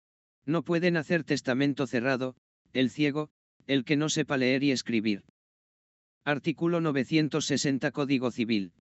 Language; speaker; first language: Spanish; native; Spanish